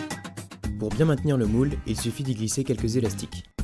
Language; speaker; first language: French; native; French